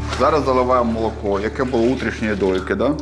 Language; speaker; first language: Ukrainian; native; Ukrainian